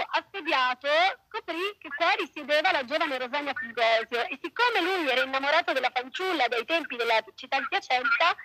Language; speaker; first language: Italian; native; Italian